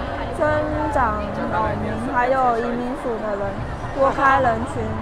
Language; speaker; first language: Chinese; native; Chinese